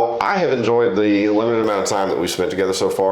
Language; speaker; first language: English; native; English